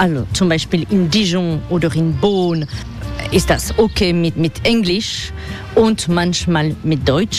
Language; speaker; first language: German; non-native, fluent; French